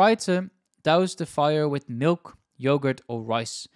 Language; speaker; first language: English; non-native, fluent; Dutch